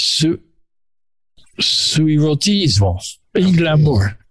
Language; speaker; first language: Spanish; non-native, learner; English